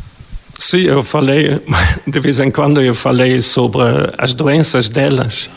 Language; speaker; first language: Portuguese; non-native, fluent; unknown